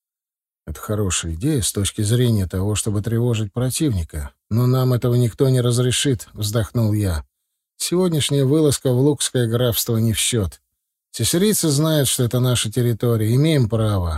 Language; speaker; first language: Russian; native; Russian